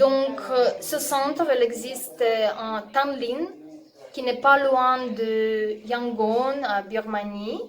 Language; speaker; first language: French; non-native, learner; Russian